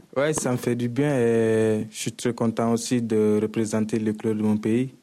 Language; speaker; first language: French; non-native, local second language; Wolof